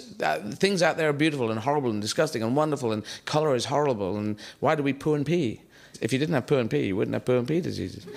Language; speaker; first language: English; native; English